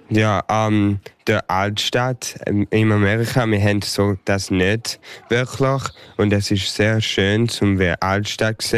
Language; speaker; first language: German; early bilingual, heritage; English